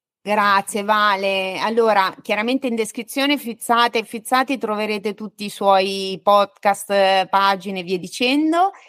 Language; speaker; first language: Italian; native; Italian